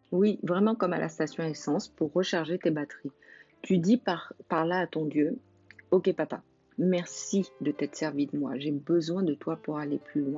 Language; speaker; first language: French; native; French